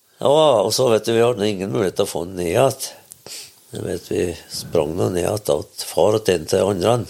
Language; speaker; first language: Norwegian; native; Norwegian